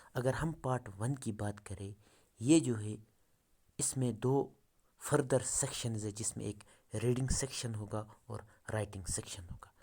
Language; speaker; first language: Urdu; non-native, local second language; Kashmiri